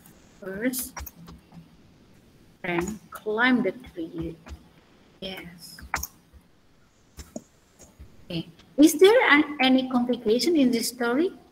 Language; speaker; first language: English; non-native, learner; Indonesian